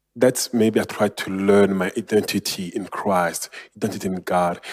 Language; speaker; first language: English; non-native, learner; Rundi